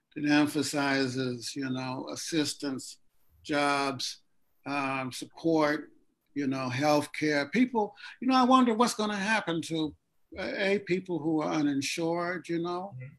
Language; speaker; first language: English; native; English